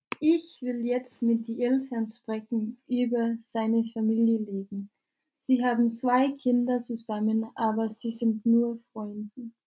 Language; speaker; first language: German; non-native, learner; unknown